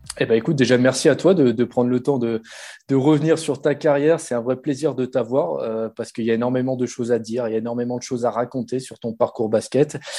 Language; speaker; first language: French; native; French